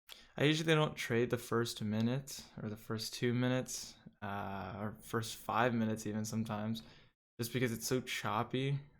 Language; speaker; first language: English; native; English